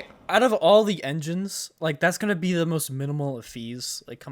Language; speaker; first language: English; native; English